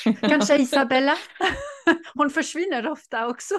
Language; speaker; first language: Swedish; non-native, fluent; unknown